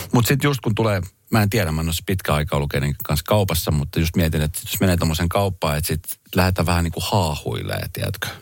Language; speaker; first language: Finnish; early bilingual, other home language; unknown